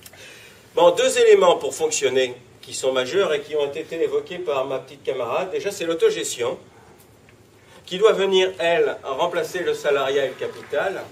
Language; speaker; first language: French; native; French